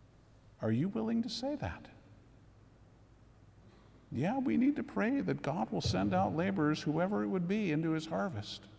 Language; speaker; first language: English; native; English